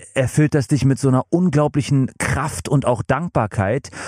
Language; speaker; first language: German; non-native, fluent; English